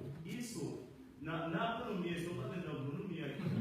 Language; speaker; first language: Portuguese; non-native, learner; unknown